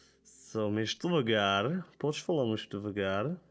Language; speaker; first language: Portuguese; non-native, learner; German